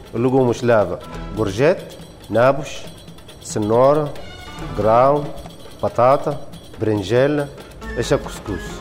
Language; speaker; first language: Portuguese; non-native, learner; Arabic